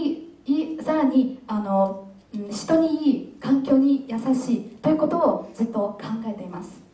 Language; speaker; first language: Japanese; non-native, fluent; Chinese